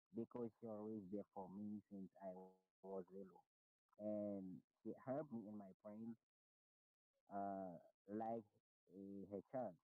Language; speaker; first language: English; non-native, learner; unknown